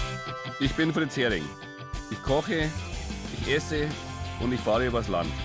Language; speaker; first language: German; native; German